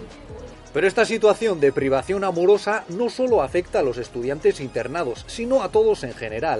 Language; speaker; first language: Spanish; native; Spanish